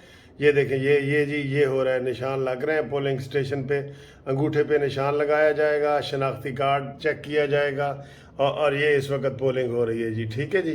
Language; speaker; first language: Urdu; native; Urdu